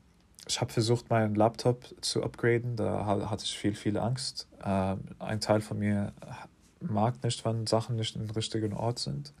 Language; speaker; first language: German; non-native, fluent; English